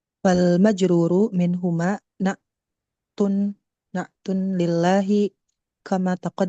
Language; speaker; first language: Arabic; non-native, learner; Indonesian